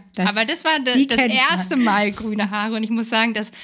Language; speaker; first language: German; native; German